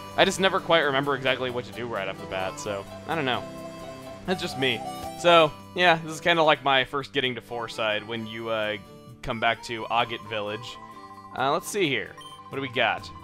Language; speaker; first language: English; native; English